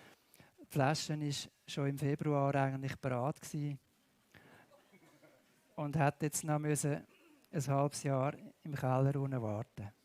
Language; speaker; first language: German; native; German